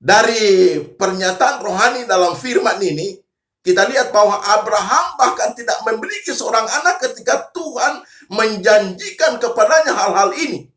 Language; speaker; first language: Indonesian; native; Indonesian